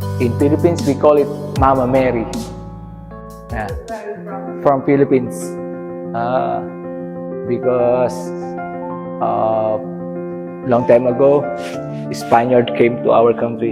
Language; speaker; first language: English; non-native, learner; Filipino